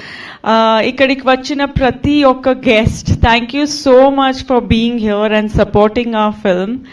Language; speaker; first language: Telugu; non-native, local second language; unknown